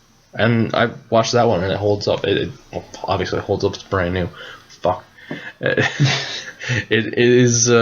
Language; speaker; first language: English; native; English